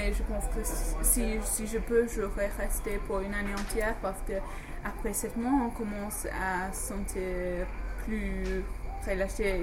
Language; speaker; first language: French; non-native, fluent; English